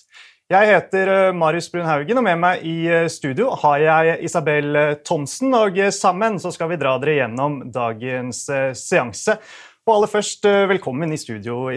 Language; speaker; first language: Norwegian; native; Norwegian